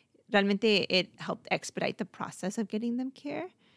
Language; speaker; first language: English; early bilingual, other home language; Spanish